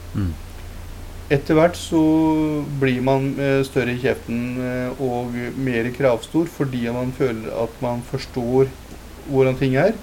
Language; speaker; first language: Norwegian; early bilingual, other home language; Punjabi